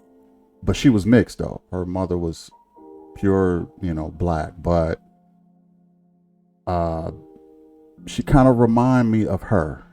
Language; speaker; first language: English; native; English